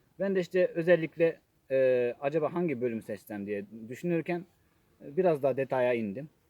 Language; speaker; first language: Turkish; non-native, fluent; Japanese